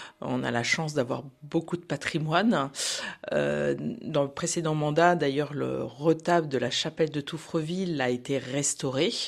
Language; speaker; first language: French; native; French